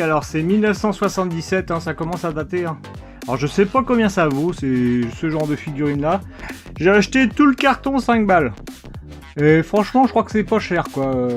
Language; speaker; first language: French; native; French